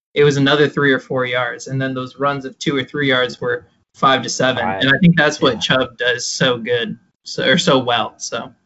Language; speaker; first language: English; native; English